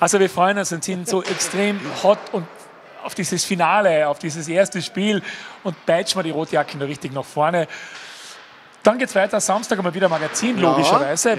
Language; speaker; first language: German; native; German